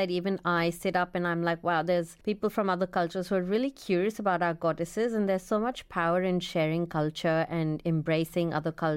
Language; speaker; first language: English; non-native, local second language; Bangla